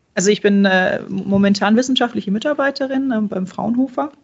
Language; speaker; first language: German; early bilingual, other home language; Czech